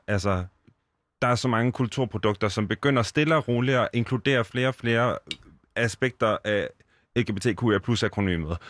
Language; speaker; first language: Danish; native; Danish